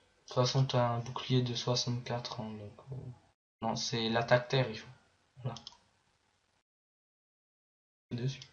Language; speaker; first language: French; native; French